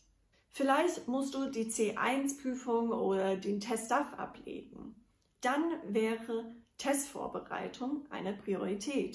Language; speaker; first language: German; non-native, fluent; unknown